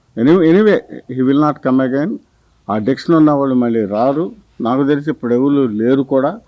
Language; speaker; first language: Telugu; native; Telugu